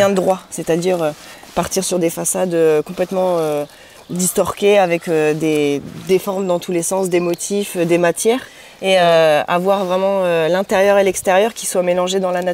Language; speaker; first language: French; native; French